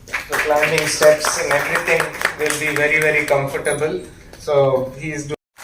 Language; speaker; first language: English; non-native, local second language; Tamil